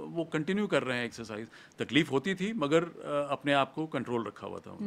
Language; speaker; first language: Hindi; native; Hindi